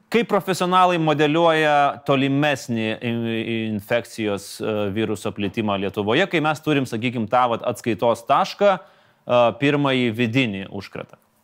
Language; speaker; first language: Lithuanian; native; Lithuanian